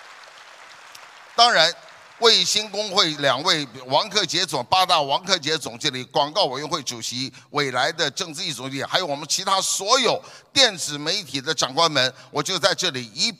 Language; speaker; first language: Chinese; native; Chinese